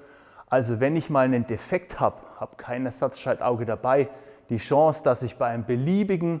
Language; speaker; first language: German; native; German